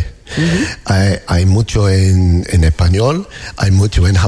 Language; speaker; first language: Spanish; non-native, learner; English